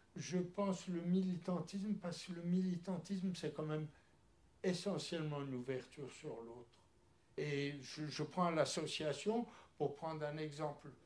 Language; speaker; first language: French; early bilingual, other home language; Polish